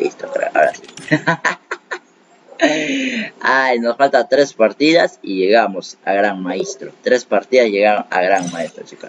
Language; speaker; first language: Spanish; native; Spanish